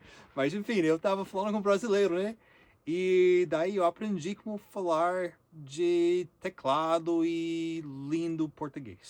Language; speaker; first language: Portuguese; non-native, learner; English